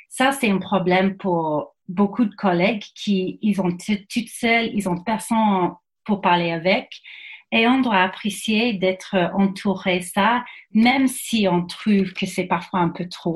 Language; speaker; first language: French; non-native, fluent; English